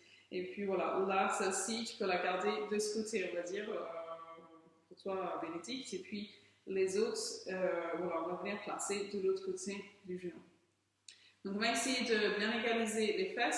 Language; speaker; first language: French; native; French